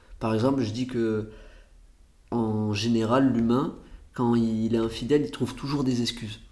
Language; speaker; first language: French; early bilingual, other home language; Portuguese